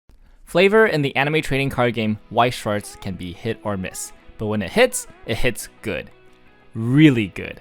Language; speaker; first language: English; native; English